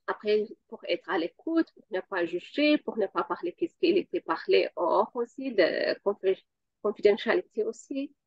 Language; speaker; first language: French; non-native, learner; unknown